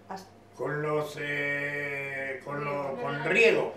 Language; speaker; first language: Spanish; native; Spanish